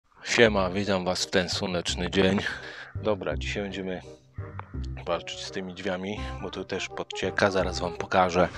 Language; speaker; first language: Polish; native; Polish